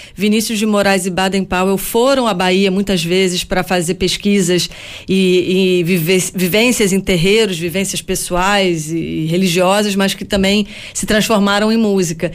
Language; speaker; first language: Portuguese; native; Portuguese